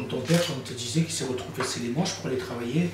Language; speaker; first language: French; native; French